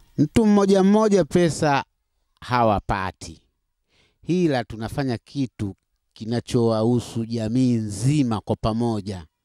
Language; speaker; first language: Swahili; native; Swahili